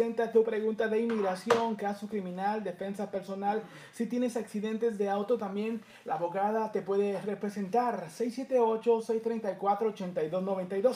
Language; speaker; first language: Spanish; native; Spanish